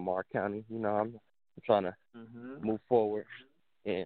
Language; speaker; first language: English; native; English